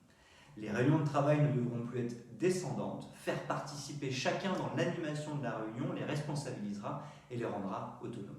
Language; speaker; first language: French; native; French